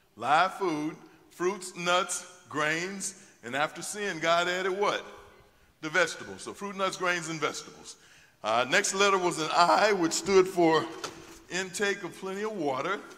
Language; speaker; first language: English; native; English